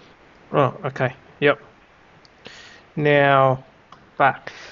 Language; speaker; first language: English; non-native, fluent; Vietnamese